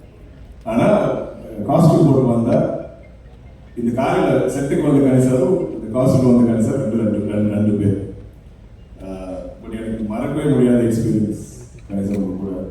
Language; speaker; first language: Tamil; non-native, fluent; Malayalam